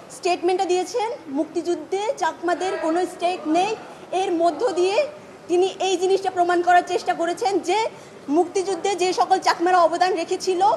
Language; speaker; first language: Bangla; non-native, local second language; Chakma